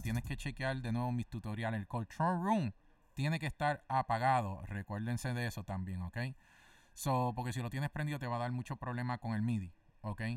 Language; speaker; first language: Spanish; native; Spanish